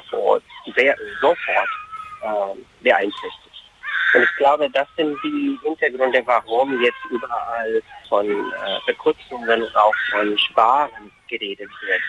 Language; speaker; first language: German; non-native, fluent; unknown